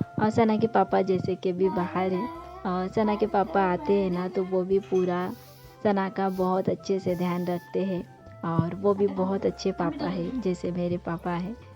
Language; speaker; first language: Hindi; non-native, local second language; Bangla